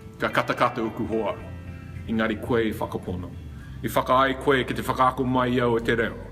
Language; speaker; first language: Māori; non-native, fluent; English